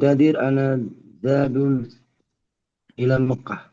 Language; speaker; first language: Arabic; non-native, learner; Indonesian